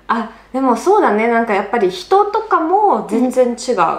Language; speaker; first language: Japanese; non-native, fluent; Russian